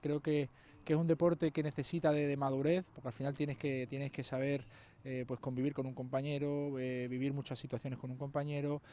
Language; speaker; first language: Spanish; native; Spanish